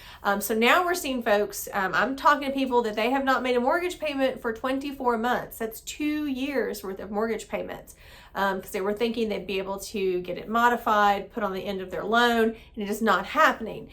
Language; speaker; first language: English; native; English